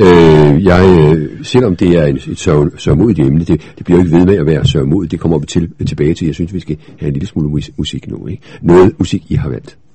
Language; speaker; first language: Danish; native; Danish